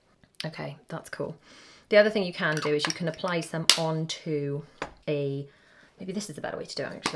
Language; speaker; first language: English; native; English